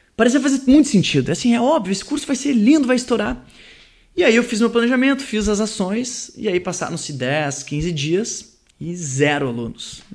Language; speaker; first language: Portuguese; early bilingual, other home language; French